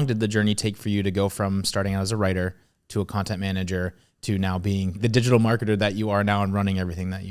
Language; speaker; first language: English; native; English